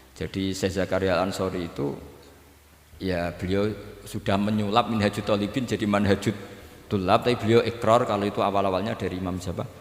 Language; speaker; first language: Indonesian; non-native, local second language; Javanese